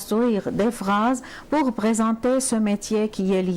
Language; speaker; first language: French; non-native, fluent; Arabic